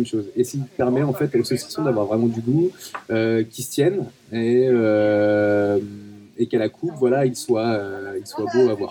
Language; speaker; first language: French; native; French